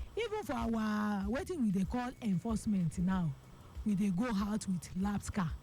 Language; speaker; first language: Nigerian Pidgin; non-native, local second language; Yoruba